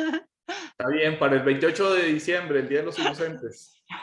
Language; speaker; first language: Spanish; native; Spanish